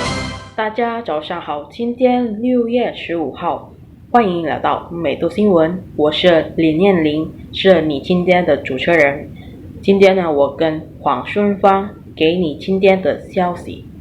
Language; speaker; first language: Chinese; non-native, learner; Indonesian